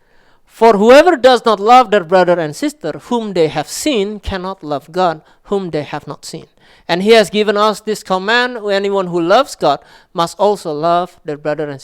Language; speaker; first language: English; non-native, local second language; Indonesian